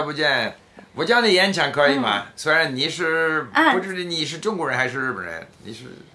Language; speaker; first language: Chinese; non-native, fluent; English